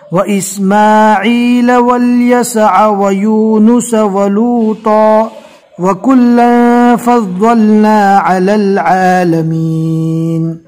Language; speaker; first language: Urdu; native; Urdu